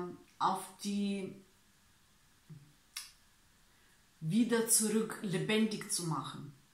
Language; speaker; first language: German; non-native, learner; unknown